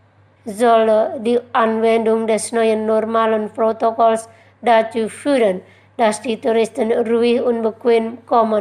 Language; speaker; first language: German; non-native, fluent; Indonesian